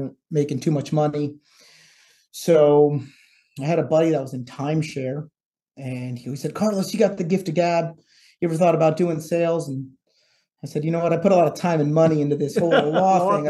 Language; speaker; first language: English; native; English